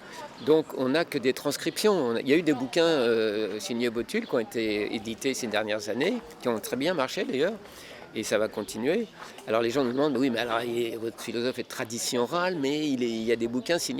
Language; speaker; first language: French; native; French